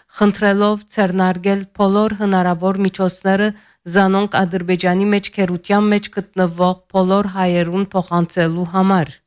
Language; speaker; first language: Armenian; early bilingual, heritage; Armenian